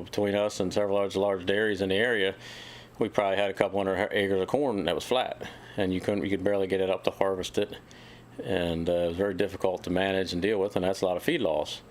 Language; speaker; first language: English; native; English